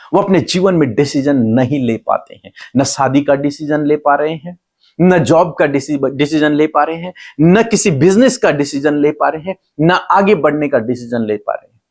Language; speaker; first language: Hindi; native; Hindi